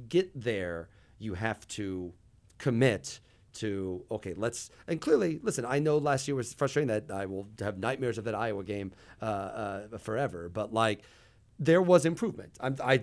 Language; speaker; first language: English; native; English